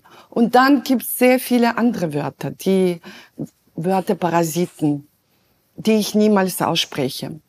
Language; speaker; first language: German; non-native, fluent; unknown